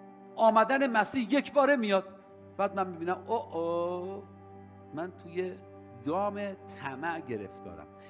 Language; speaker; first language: Persian; native; Persian